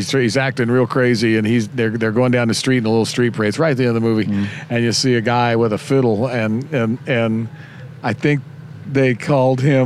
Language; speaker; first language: English; native; English